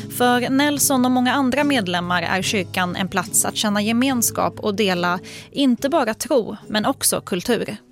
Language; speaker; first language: Swedish; native; Swedish